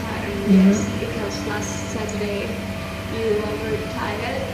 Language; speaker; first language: English; non-native, learner; Thai